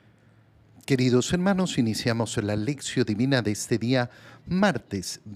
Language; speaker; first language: Spanish; native; Spanish